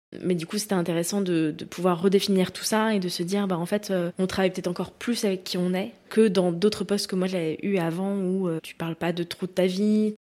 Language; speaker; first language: French; native; French